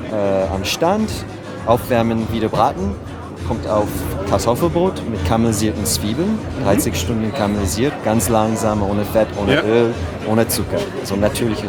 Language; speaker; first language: German; non-native, learner; French